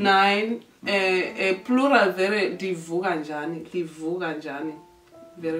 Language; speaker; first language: German; non-native, local second language; North Ndebele